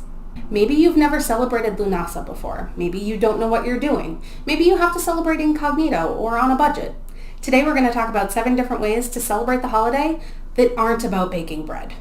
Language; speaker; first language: English; native; English